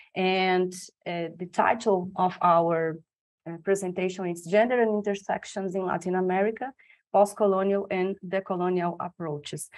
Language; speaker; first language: English; non-native, fluent; Portuguese